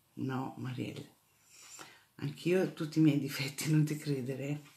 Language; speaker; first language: Italian; native; Italian